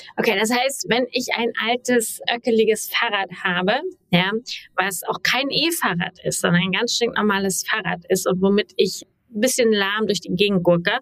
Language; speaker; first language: German; native; German